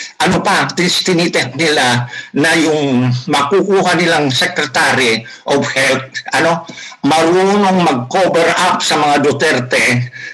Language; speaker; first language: Filipino; non-native, local second language; Iloko